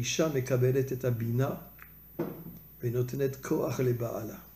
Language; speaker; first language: Hebrew; non-native, fluent; French